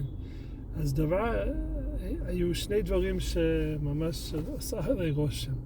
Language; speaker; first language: Hebrew; non-native, fluent; English